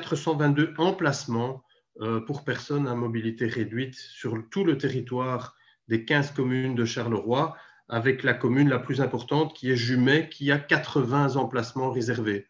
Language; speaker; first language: French; native; French